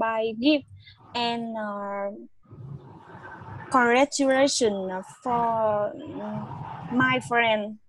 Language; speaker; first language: English; non-native, learner; Vietnamese